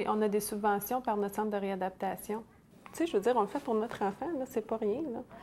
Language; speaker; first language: French; native; French